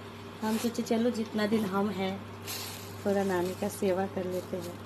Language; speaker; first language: Hindi; non-native, local second language; Bangla